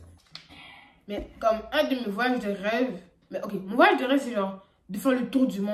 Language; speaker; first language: French; native; French